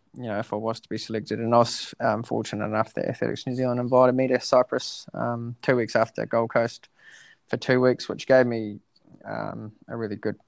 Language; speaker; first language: English; native; English